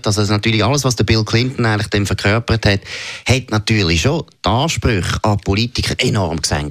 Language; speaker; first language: German; native; German